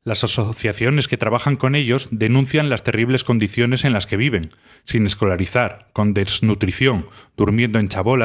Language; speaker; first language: Spanish; native; Spanish